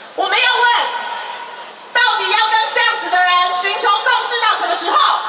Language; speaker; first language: Chinese; native; Chinese